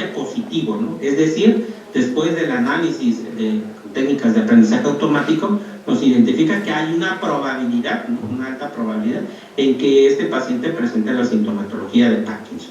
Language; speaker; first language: Spanish; native; Spanish